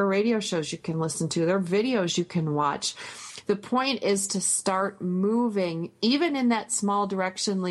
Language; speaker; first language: English; native; English